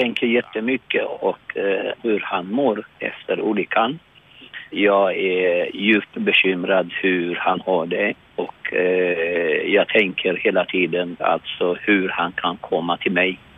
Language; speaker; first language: Swedish; non-native, fluent; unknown